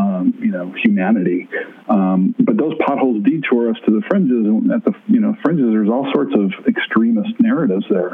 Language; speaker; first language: English; native; English